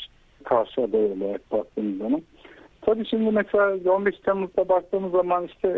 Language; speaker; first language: Turkish; native; Turkish